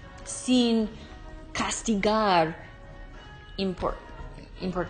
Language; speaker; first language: Spanish; non-native, learner; English